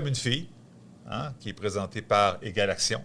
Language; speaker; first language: French; native; French